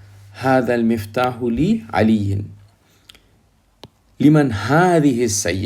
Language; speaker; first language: Arabic; non-native, fluent; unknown